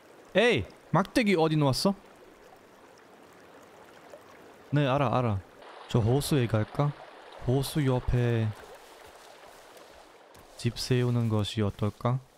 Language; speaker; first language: Korean; non-native, learner; German